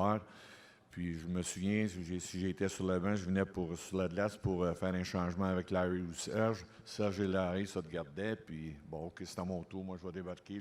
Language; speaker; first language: French; native; French